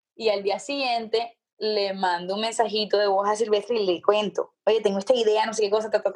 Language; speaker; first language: Spanish; native; Spanish